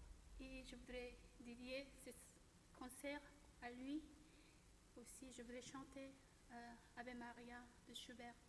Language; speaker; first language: French; non-native, learner; Korean